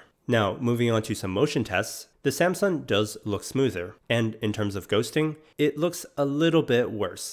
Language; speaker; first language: English; native; English